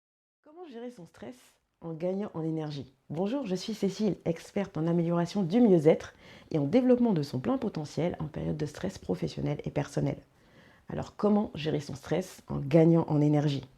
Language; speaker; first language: French; native; French